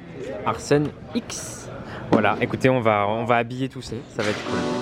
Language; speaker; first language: French; native; French